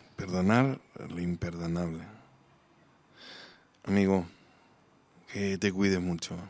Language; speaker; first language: Spanish; native; Spanish